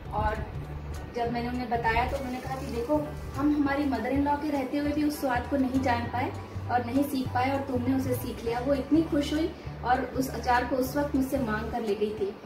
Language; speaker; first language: Hindi; non-native, local second language; Gujarati